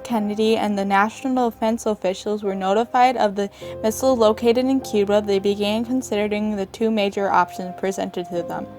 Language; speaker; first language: English; native; English